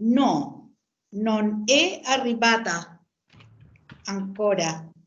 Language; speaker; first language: Italian; non-native, learner; Spanish